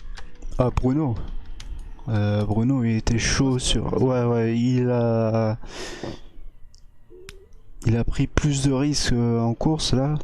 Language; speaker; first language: French; native; French